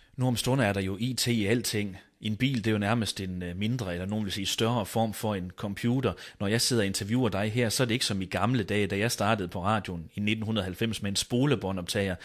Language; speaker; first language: Danish; native; Danish